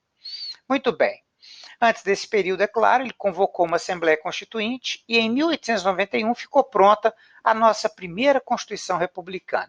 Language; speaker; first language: Portuguese; native; Portuguese